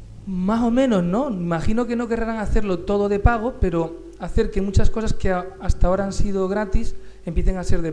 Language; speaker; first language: Spanish; native; Spanish